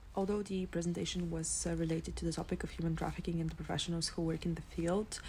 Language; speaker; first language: English; non-native, fluent; Bulgarian